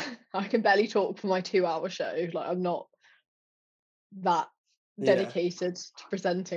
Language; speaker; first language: English; native; English